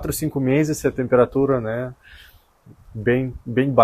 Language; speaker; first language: Portuguese; non-native, fluent; Russian